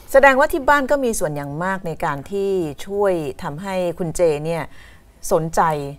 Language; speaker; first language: Thai; native; Thai